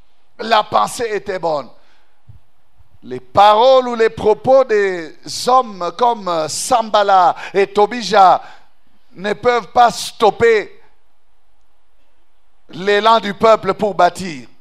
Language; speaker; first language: French; non-native, local second language; Swahili